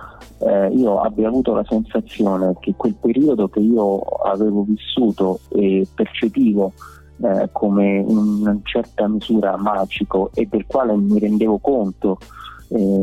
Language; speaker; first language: Italian; native; Italian